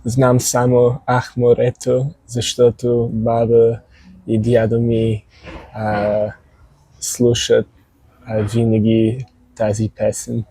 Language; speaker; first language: Bulgarian; non-native, learner; English